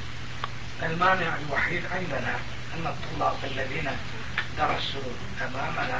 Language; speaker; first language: Arabic; non-native, fluent; Turkish